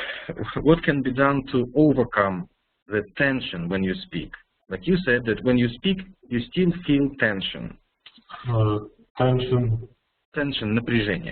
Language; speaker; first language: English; non-native, fluent; Russian